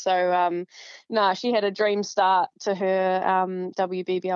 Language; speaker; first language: English; native; English